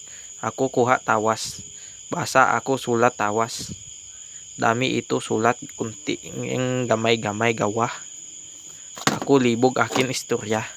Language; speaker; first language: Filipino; non-native, local second language; Cebuano